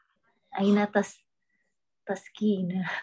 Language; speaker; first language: Arabic; non-native, learner; Indonesian